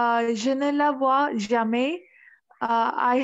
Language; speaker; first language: French; non-native, learner; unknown